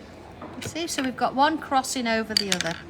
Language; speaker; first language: English; native; English